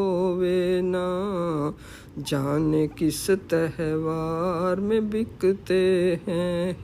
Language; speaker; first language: Urdu; native; Urdu